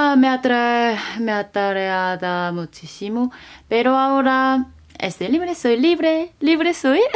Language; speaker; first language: Spanish; non-native, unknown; Korean